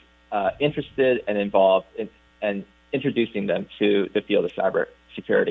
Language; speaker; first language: English; native; English